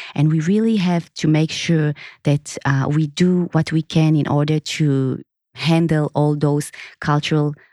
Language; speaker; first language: English; non-native, fluent; Hebrew